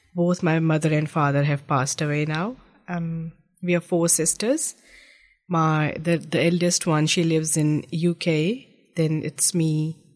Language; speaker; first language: English; non-native, local second language; Urdu